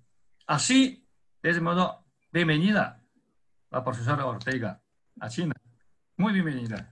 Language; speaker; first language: Spanish; non-native, fluent; Chinese